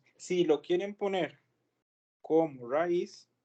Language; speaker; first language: Spanish; native; Spanish